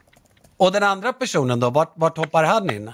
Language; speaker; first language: Swedish; native; Swedish